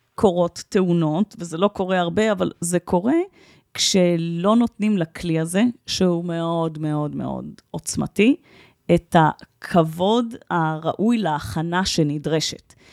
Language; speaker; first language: Hebrew; native; Hebrew